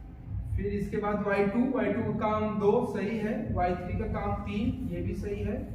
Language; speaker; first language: Hindi; native; Hindi